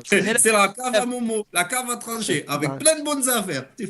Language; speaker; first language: French; native; French